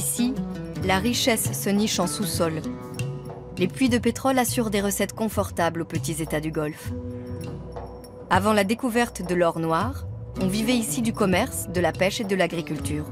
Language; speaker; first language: French; native; French